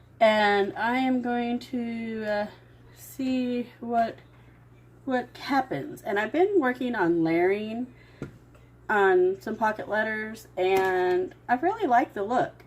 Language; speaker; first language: English; native; English